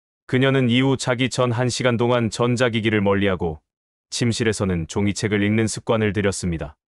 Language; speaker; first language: Korean; native; Korean